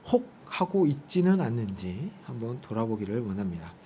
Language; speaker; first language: Korean; native; Korean